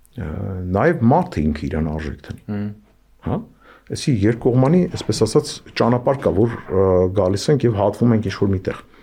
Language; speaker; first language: Armenian; native; Armenian